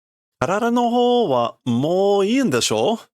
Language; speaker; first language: Japanese; non-native, learner; English